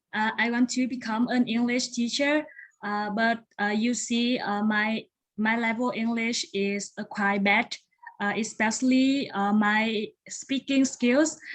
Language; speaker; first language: English; non-native, learner; Vietnamese